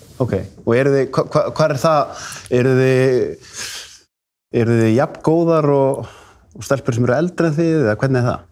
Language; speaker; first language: Icelandic; native; Icelandic